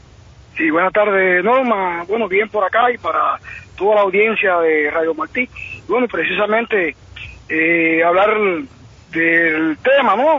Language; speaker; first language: Spanish; native; Spanish